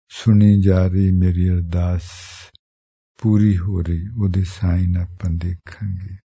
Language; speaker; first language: Punjabi; native; Punjabi